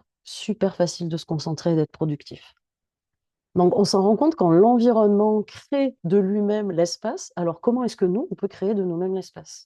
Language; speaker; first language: French; native; French